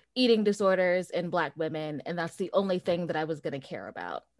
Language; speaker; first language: English; early bilingual, other home language; Portuguese